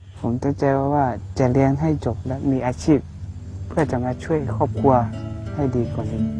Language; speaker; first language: Thai; non-native, local second language; Akha